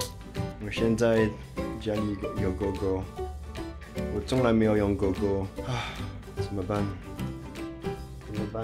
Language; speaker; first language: Chinese; non-native, fluent; French